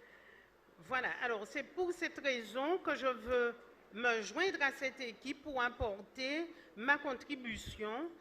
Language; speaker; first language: French; native; French